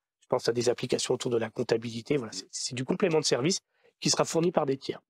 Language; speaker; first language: French; native; French